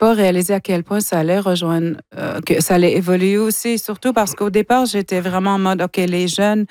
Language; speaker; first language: French; non-native, local second language; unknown